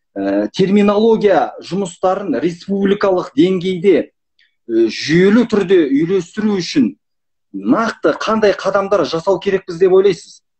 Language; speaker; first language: Kazakh; native; Kazakh